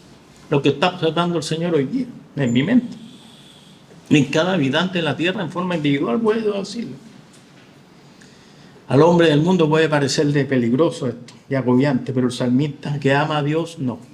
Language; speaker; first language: Spanish; native; Spanish